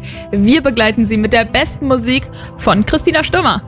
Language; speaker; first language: German; native; German